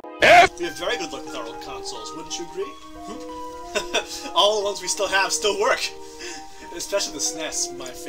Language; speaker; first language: English; native; English